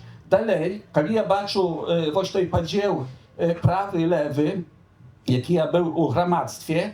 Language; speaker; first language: Polish; non-native, local second language; Belarusian